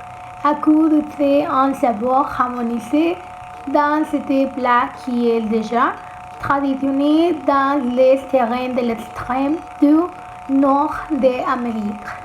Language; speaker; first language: French; non-native, learner; Spanish